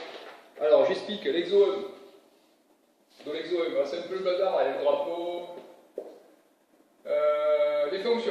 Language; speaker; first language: French; native; French